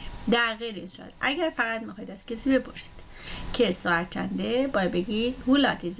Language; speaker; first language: Persian; native; Persian